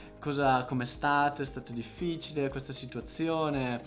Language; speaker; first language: Italian; native; Italian